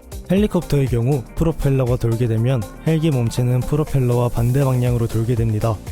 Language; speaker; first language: Korean; native; Korean